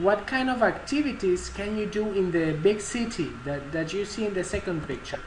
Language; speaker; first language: English; non-native, fluent; Spanish